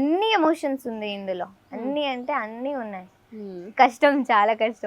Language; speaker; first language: Telugu; non-native, learner; Kannada